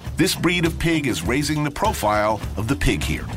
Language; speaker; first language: English; native; English